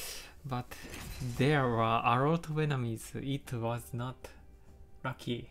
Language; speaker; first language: English; non-native, learner; Japanese